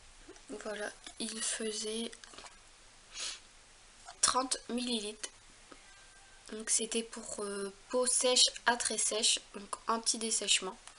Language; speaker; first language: French; native; French